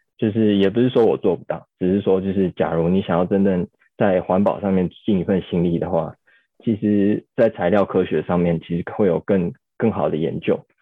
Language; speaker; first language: Chinese; native; Chinese